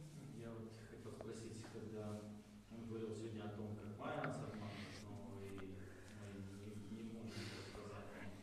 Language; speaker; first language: Russian; native; Russian